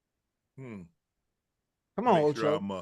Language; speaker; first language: English; native; English